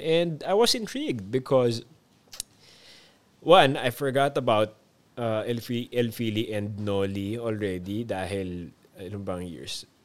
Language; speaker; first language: English; non-native, local second language; Filipino